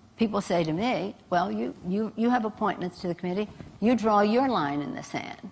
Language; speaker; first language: English; native; English